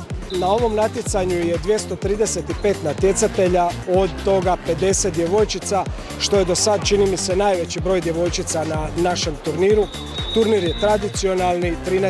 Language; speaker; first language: Croatian; native; Croatian